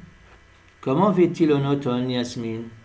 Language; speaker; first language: French; non-native, fluent; Arabic